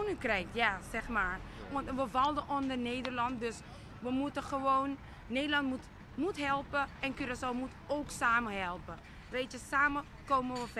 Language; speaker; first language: Dutch; non-native, local second language; Papiamento